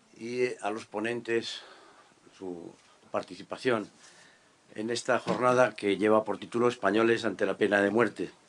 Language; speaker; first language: Spanish; native; Spanish